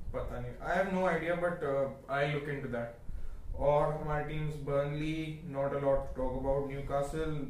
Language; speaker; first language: Hindi; native; Hindi